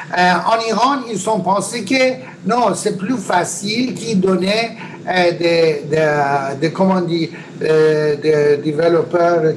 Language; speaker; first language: French; non-native, learner; Persian